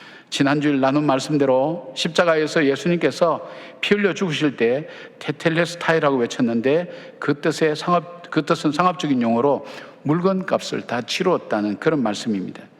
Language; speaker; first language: Korean; native; Korean